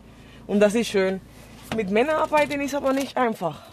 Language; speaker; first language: German; non-native, fluent; Spanish